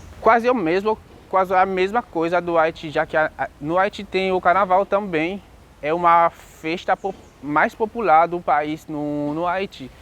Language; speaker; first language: Portuguese; non-native, learner; Haitian Creole